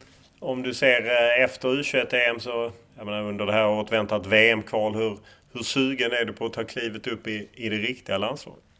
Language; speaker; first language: Swedish; native; Swedish